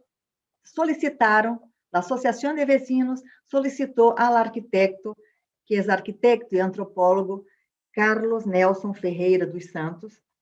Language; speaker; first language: Spanish; non-native, fluent; Portuguese